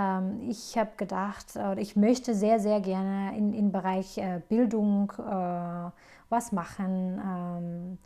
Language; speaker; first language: German; non-native, fluent; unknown